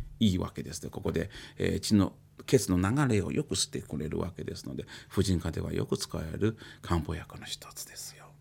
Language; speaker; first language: Japanese; native; Japanese